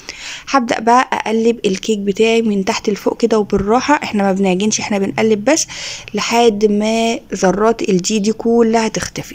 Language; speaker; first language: Arabic; native; Arabic